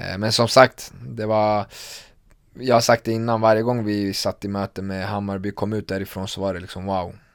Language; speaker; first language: Swedish; early bilingual, other home language; Kurdish